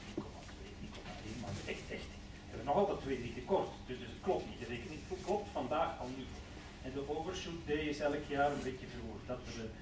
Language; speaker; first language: Dutch; native; Dutch